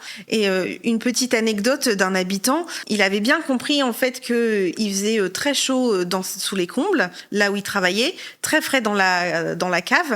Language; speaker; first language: French; native; French